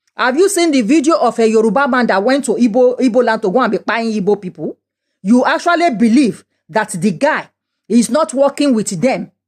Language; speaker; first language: English; non-native, local second language; Yoruba